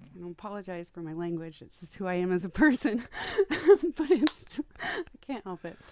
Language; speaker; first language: English; native; English